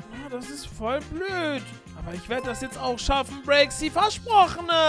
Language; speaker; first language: German; native; German